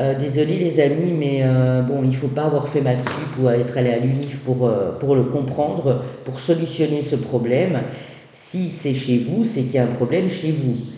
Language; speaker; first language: French; native; French